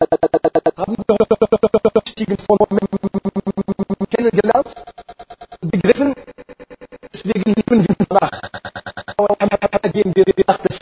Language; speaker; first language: German; non-native, fluent; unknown